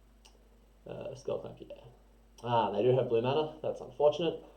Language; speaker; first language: English; native; English